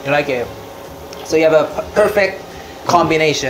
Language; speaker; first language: English; non-native, fluent; Korean